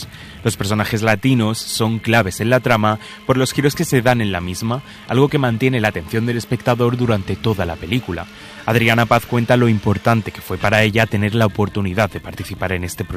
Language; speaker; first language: Spanish; native; Spanish